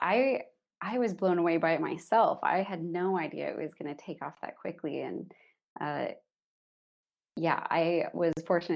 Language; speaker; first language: English; native; English